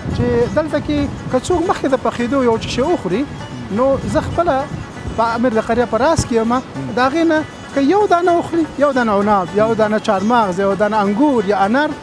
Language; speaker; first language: Pashto; non-native, local second language; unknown